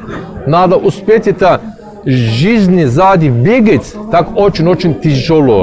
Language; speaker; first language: Russian; non-native, learner; Turkish